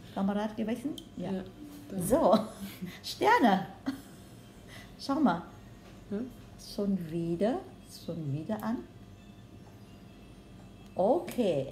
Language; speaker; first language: German; non-native, learner; Vietnamese